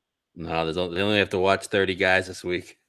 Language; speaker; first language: English; native; English